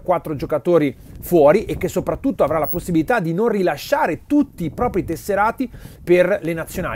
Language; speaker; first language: Italian; native; Italian